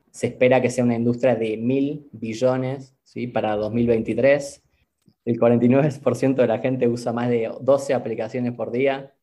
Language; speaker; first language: Spanish; native; Spanish